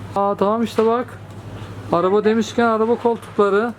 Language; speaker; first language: Turkish; native; Turkish